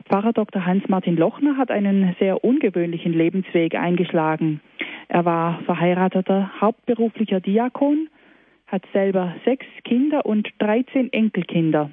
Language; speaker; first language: German; native; German